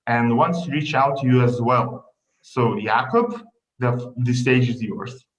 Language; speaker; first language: English; non-native, fluent; Lithuanian